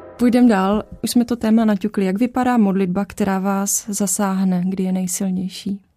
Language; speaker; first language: Czech; native; Czech